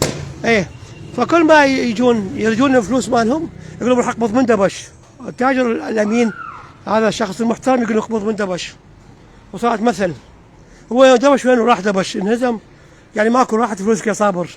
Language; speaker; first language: Arabic; native; Arabic